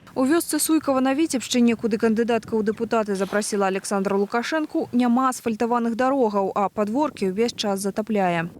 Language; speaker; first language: Belarusian; non-native, local second language; Russian